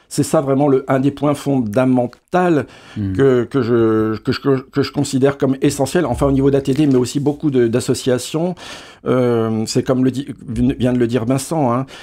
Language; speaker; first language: French; native; French